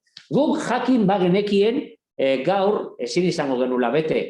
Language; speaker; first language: Basque; native; Basque